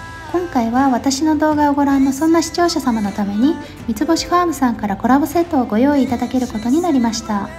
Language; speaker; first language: Japanese; native; Japanese